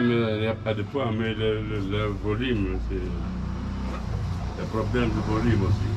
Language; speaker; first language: French; non-native, local second language; Arabic